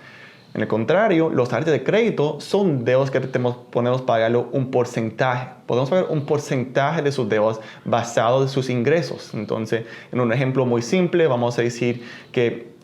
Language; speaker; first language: Spanish; early bilingual, heritage; Spanish